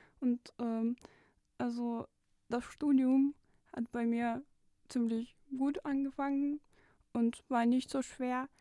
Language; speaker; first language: German; non-native, fluent; Russian